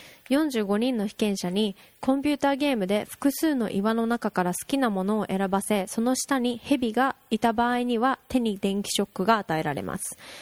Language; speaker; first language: Japanese; early bilingual, heritage; Japanese